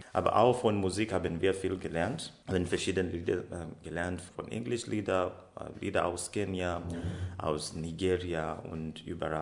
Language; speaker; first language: German; non-native, learner; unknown